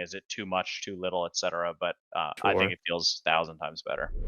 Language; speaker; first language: English; native; English